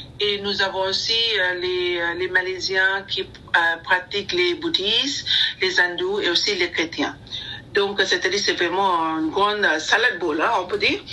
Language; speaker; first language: French; non-native, learner; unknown